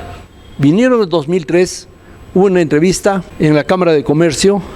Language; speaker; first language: Spanish; native; Spanish